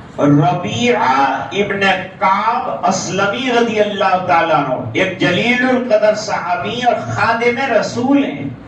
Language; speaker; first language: Urdu; non-native, local second language; Gujarati